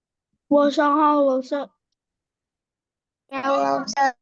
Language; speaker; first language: Chinese; non-native, learner; Indonesian